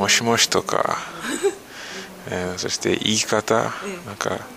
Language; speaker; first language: Japanese; non-native, fluent; Kinyarwanda